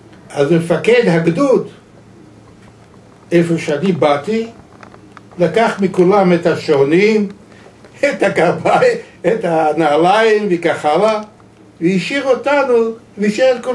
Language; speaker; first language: Hebrew; non-native, fluent; Yiddish